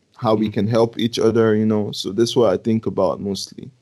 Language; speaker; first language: English; non-native, local second language; Yoruba